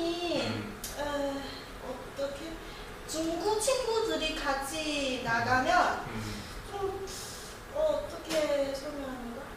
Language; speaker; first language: Korean; non-native, learner; Chinese